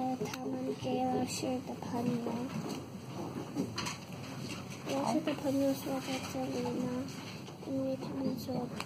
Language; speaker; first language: Chinese; non-native, learner; English